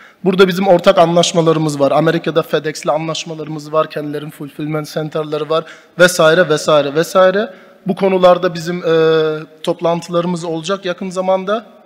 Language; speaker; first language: Turkish; early bilingual, heritage; Turkish